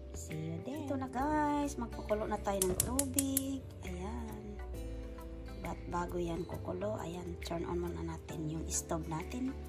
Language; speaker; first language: Filipino; non-native, local second language; Cebuano